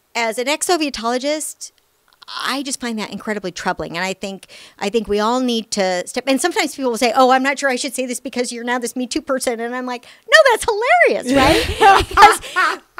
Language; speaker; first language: English; native; English